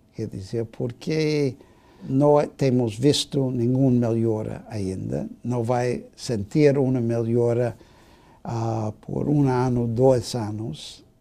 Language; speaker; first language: Portuguese; non-native, fluent; English